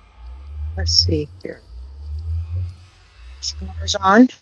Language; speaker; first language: English; native; English